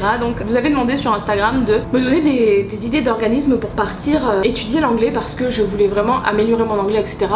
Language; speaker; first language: French; native; French